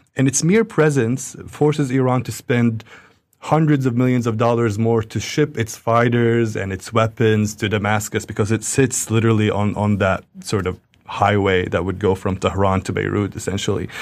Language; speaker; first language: English; early bilingual, other home language; Arabic